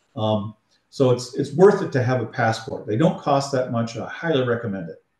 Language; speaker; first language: English; native; English